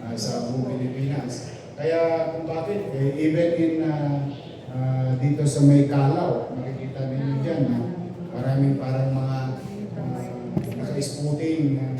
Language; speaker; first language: Filipino; native; Filipino